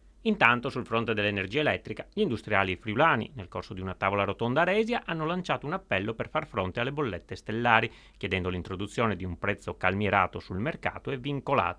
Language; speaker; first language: Italian; native; Italian